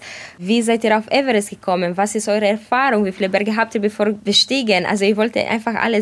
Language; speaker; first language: German; non-native, fluent; Romanian